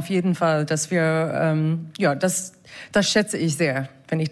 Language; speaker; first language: German; non-native, fluent; English